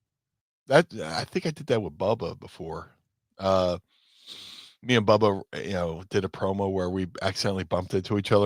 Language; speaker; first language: English; native; English